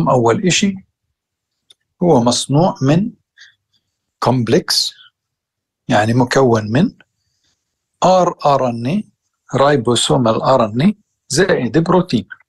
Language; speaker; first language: Arabic; native; Arabic